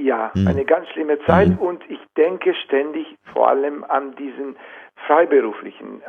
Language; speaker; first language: German; non-native, fluent; Italian